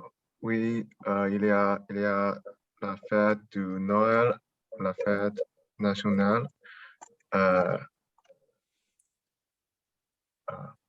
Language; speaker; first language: French; non-native, learner; Chinese